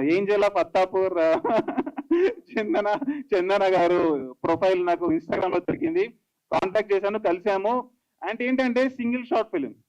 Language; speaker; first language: Telugu; native; Telugu